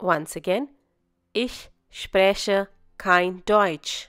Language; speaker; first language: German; non-native, fluent; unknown